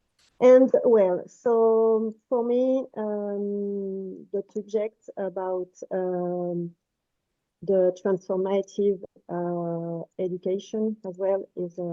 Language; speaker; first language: English; non-native, fluent; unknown